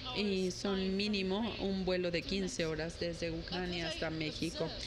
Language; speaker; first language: Spanish; non-native, fluent; Ukrainian